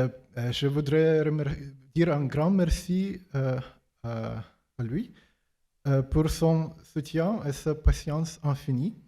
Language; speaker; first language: French; non-native, fluent; Ukrainian